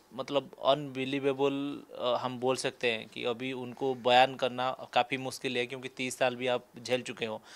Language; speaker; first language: Hindi; non-native, local second language; Odia